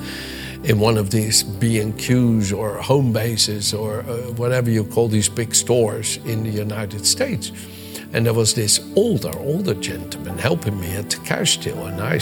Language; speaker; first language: English; non-native, fluent; Dutch